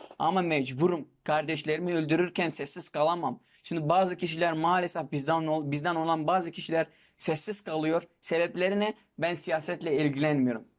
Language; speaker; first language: Turkish; non-native, local second language; Kurdish